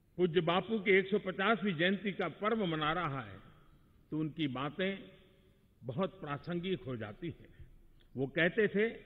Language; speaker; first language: Hindi; non-native, local second language; Gujarati